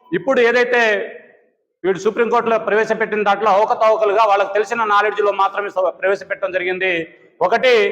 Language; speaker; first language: Telugu; non-native, local second language; Lambadi